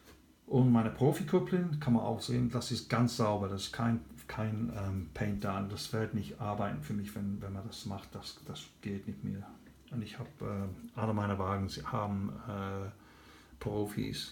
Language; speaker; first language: German; non-native, learner; English